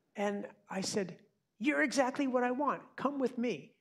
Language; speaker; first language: English; native; English